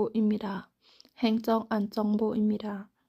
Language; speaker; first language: Korean; non-native, learner; Thai